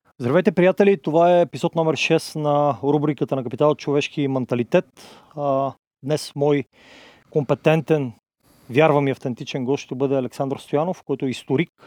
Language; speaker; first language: Bulgarian; native; Bulgarian